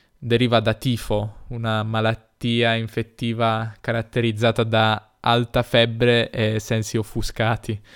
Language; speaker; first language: Italian; native; Italian